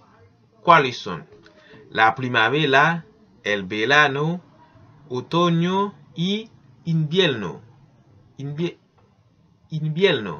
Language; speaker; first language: Spanish; non-native, learner; Haitian Creole